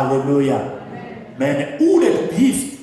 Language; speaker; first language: Swedish; non-native, fluent; Lingala